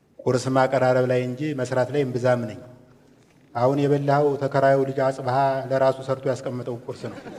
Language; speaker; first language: Amharic; native; Amharic